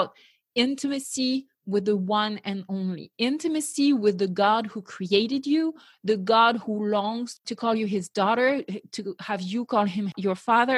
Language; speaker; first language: English; non-native, fluent; French